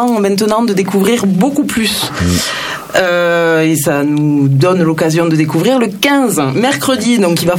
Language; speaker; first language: French; native; French